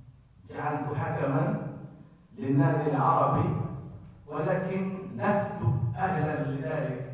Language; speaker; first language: Arabic; non-native, fluent; Urdu